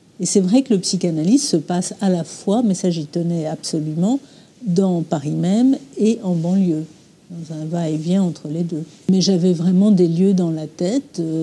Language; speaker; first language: French; early bilingual, other home language; English